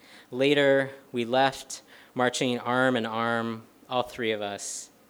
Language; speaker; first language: English; native; English